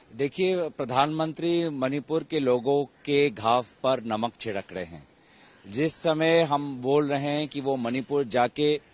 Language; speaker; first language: Hindi; non-native, local second language; Assamese